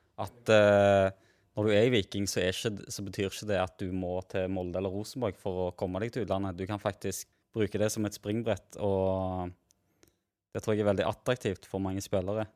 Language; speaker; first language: Norwegian; native; Norwegian